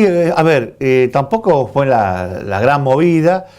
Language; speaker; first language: Spanish; native; Spanish